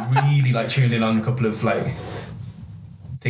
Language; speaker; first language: English; native; English